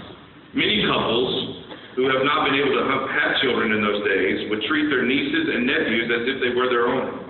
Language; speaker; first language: English; native; English